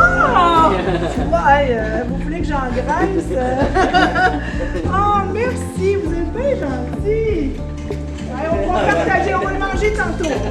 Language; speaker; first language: French; native; French